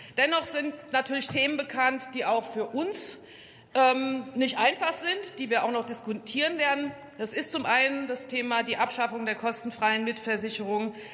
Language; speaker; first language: German; native; German